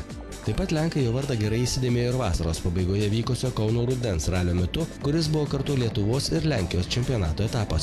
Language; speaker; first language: Lithuanian; native; Lithuanian